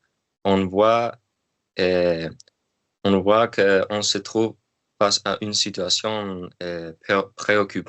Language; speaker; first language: French; non-native, learner; Spanish